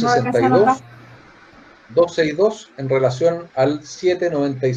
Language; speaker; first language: Spanish; native; Spanish